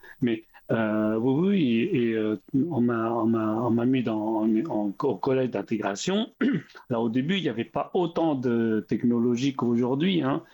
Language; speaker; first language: French; early bilingual, other home language; Khmer